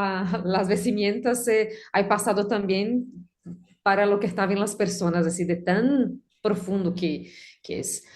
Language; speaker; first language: Spanish; non-native, learner; Portuguese